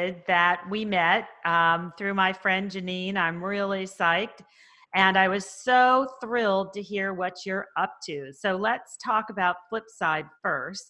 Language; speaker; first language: English; native; English